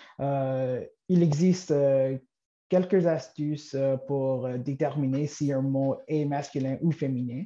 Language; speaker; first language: French; non-native, local second language; English